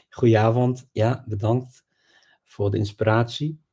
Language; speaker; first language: Dutch; non-native, fluent; English